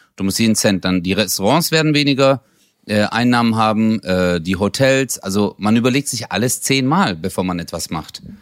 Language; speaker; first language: German; early bilingual, other home language; Turkish